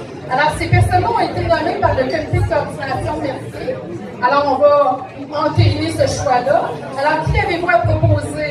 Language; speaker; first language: French; native; French